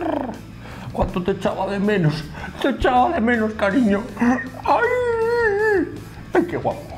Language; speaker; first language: Spanish; native; Spanish